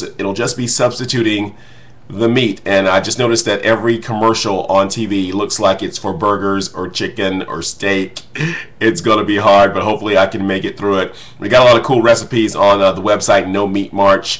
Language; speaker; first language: English; native; English